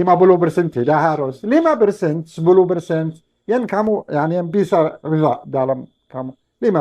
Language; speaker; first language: Indonesian; non-native, learner; Arabic